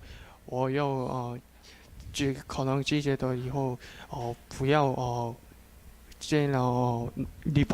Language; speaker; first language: Chinese; non-native, learner; Korean